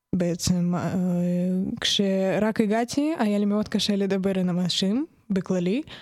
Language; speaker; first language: Hebrew; non-native, fluent; Russian